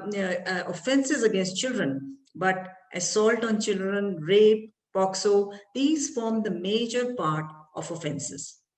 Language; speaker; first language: English; non-native, local second language; Malayalam